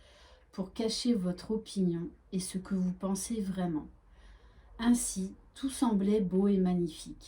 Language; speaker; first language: French; native; French